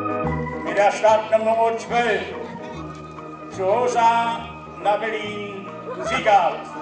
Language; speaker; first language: German; native; German